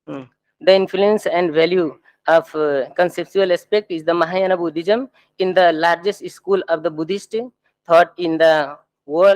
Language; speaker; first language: English; non-native, fluent; Thai